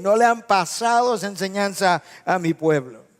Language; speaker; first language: Spanish; native; Spanish